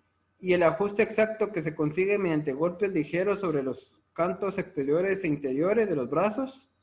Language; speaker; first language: Spanish; native; Spanish